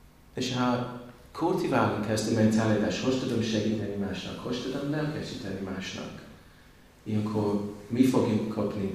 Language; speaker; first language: Hungarian; non-native, learner; English